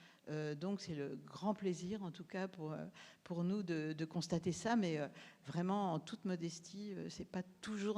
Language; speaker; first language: French; native; French